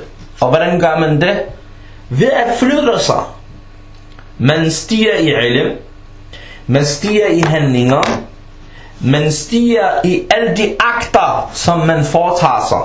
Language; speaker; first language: Danish; early bilingual, other home language; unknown